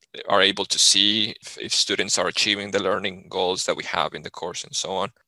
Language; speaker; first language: English; non-native, fluent; Spanish